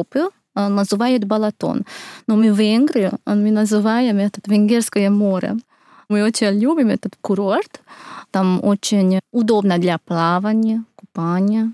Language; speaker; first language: Russian; non-native, fluent; Hungarian